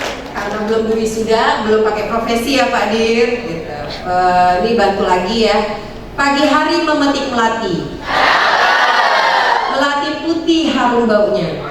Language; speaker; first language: Indonesian; native; Indonesian